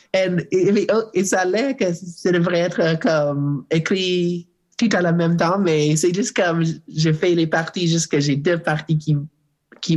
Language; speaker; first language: French; non-native, learner; English